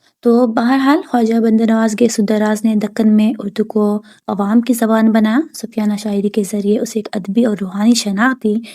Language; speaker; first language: Urdu; native; Urdu